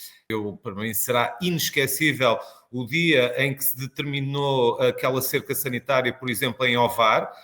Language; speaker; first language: Portuguese; native; Portuguese